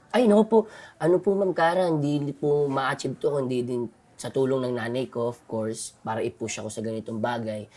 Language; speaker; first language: Filipino; non-native, local second language; Cebuano